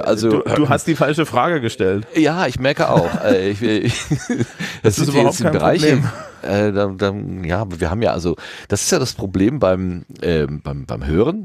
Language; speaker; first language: German; native; German